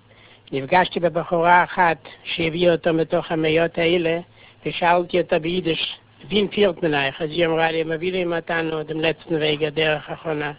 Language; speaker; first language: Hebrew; non-native, fluent; Yiddish